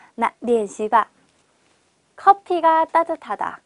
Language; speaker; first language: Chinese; non-native, fluent; Korean